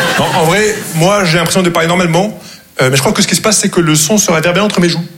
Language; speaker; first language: French; non-native, local second language; Arabic